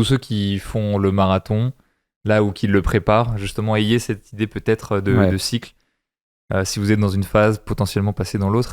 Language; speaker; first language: French; native; French